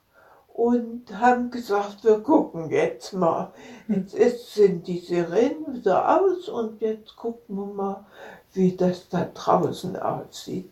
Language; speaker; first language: German; native; German